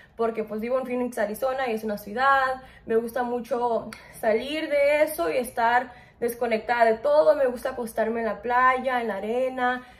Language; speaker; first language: Spanish; early bilingual, heritage; Spanish